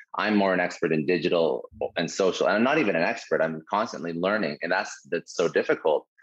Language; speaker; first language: English; native; English